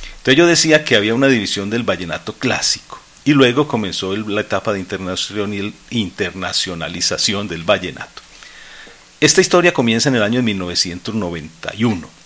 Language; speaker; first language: Spanish; native; Spanish